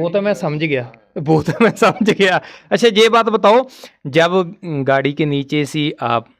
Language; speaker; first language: Hindi; non-native, local second language; Punjabi